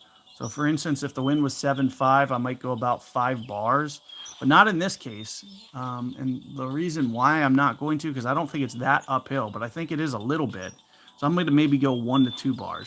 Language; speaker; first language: English; native; English